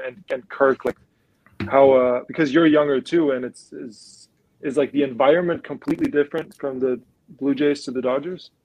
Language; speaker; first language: English; non-native, fluent; German